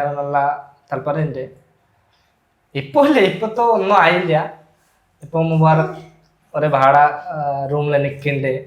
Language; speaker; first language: Malayalam; non-native, local second language; Bangla